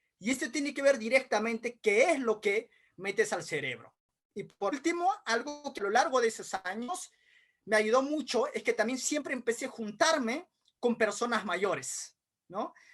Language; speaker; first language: Spanish; non-native, local second language; Quechua